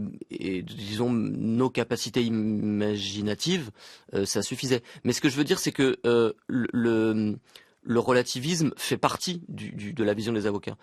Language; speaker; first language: French; native; French